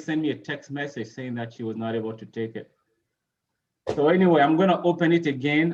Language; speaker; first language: English; native; English